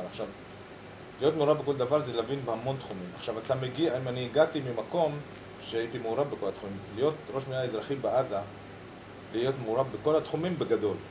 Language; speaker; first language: Hebrew; early bilingual, other home language; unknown